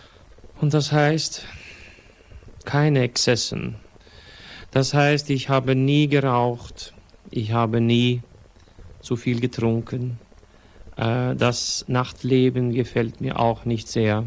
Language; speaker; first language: German; non-native, fluent; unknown